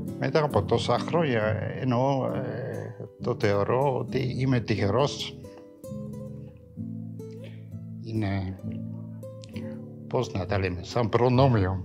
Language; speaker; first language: Greek; non-native, fluent; French